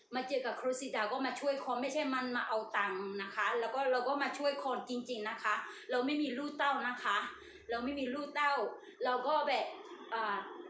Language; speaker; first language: Thai; non-native, learner; Burmese